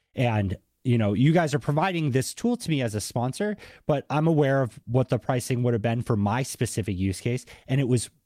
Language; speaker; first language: English; native; English